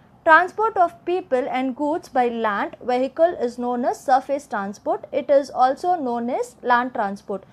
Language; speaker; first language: English; non-native, local second language; Tamil